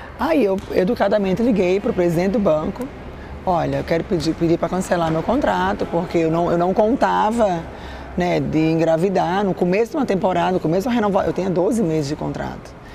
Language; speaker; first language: Portuguese; native; Portuguese